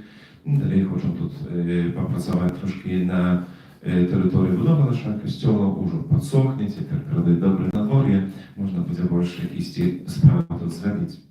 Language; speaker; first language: Polish; non-native, learner; Russian